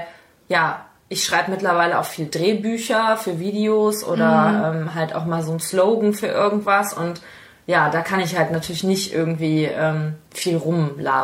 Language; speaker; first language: German; native; German